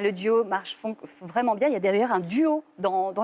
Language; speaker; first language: French; native; French